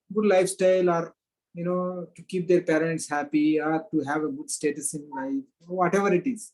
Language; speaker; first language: English; non-native, local second language; Telugu